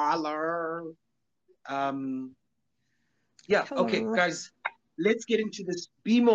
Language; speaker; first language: English; non-native, local second language; Zulu